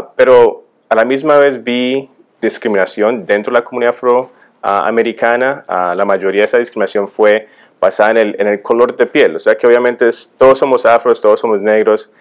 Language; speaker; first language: Spanish; early bilingual, heritage; Spanish